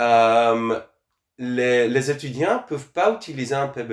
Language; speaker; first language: French; non-native, fluent; Hebrew